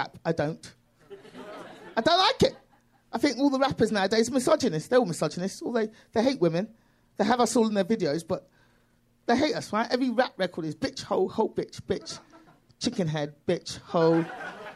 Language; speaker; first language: English; native; English